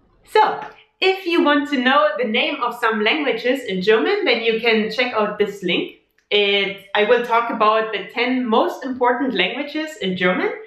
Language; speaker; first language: English; non-native, fluent; German